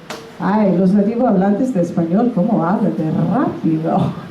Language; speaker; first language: Spanish; non-native, fluent; English